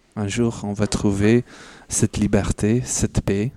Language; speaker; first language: French; non-native, fluent; Persian